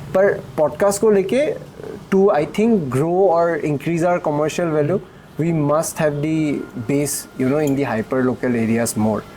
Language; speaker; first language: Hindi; non-native, local second language; Assamese